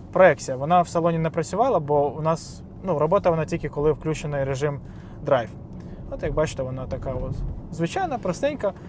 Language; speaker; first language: Ukrainian; non-native, local second language; Russian